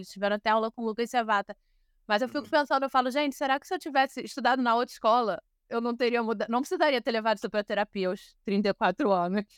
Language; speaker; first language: Portuguese; native; Portuguese